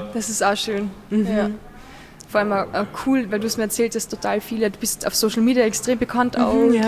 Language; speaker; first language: German; native; German